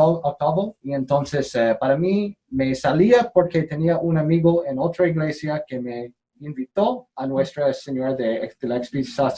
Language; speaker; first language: Spanish; non-native, learner; English